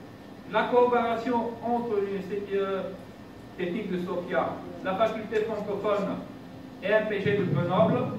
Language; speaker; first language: French; non-native, fluent; Bulgarian